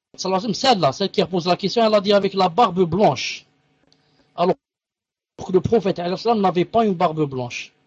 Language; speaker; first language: French; non-native, local second language; Arabic